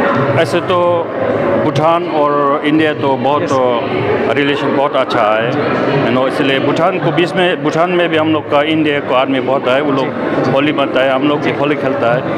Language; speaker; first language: Hindi; non-native, learner; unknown